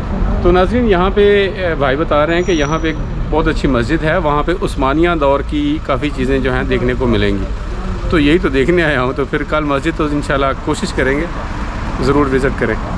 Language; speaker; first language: Hindi; native; Hindi